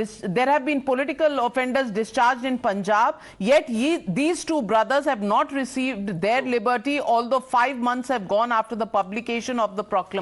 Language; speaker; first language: English; non-native, local second language; Hindi